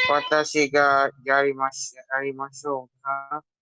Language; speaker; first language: Japanese; non-native, learner; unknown